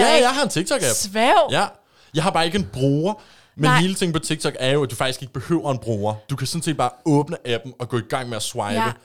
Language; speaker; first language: Danish; native; Danish